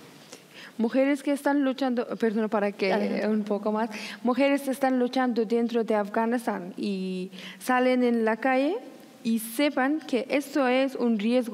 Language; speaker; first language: Spanish; non-native, learner; Persian